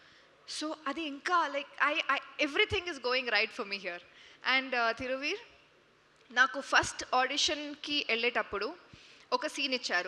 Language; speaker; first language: Telugu; non-native, learner; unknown